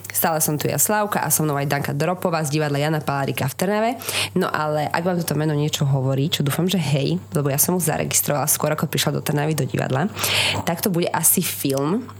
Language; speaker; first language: Slovak; native; Slovak